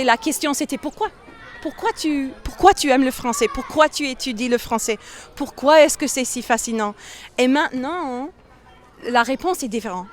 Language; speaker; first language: French; non-native, fluent; English